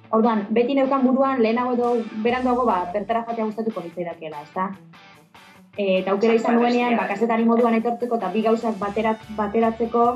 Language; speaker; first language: Basque; native; Basque